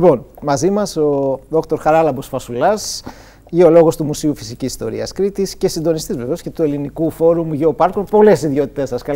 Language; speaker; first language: Greek; native; Greek